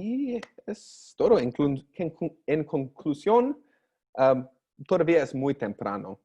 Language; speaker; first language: Spanish; non-native, learner; English